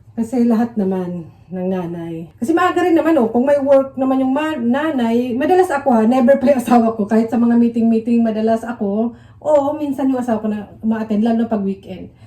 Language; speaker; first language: Filipino; native; Filipino